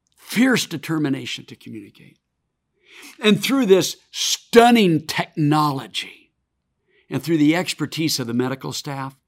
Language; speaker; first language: English; native; English